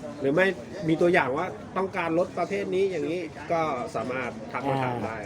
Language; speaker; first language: Thai; native; Thai